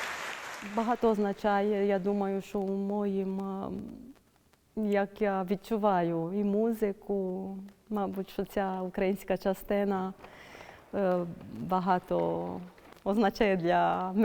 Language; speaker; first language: Ukrainian; early bilingual, heritage; Ukrainian